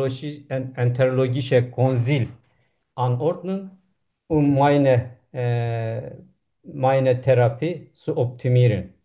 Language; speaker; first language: German; non-native, learner; Turkish